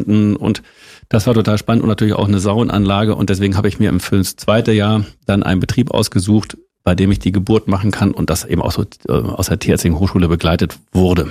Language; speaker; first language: German; native; German